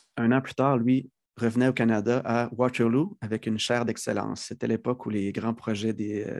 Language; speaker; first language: French; native; French